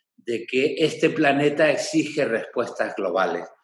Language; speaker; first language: Spanish; native; Spanish